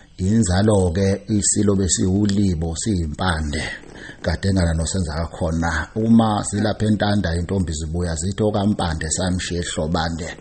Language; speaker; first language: Zulu; native; Zulu